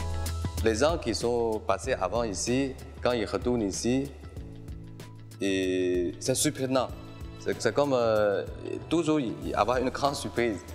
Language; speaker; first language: French; non-native, fluent; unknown